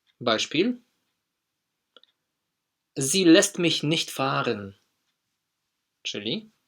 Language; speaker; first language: German; non-native, fluent; Polish